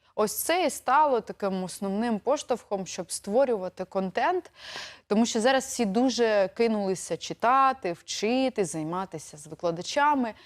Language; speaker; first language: Ukrainian; native; Ukrainian